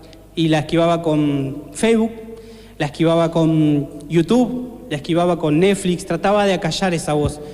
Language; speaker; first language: Spanish; native; Spanish